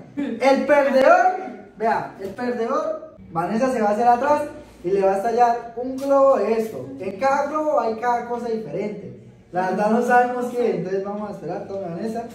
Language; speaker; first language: Spanish; native; Spanish